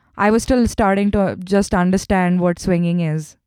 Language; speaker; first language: English; non-native, local second language; Tamil